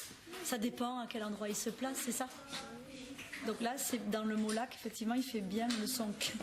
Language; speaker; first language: French; native; French